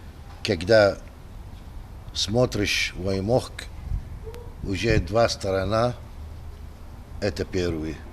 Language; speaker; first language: Russian; non-native, learner; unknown